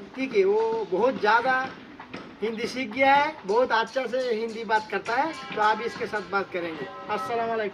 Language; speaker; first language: Hindi; non-native, learner; Bangla